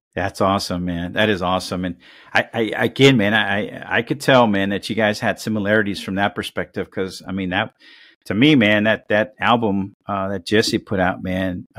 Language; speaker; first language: English; early bilingual, other home language; Spanish